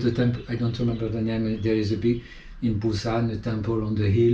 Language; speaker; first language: English; non-native, fluent; French